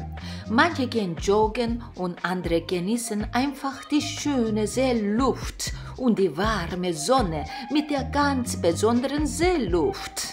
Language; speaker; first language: German; non-native, fluent; Korean